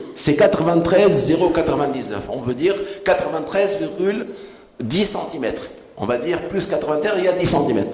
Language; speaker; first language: French; non-native, local second language; Arabic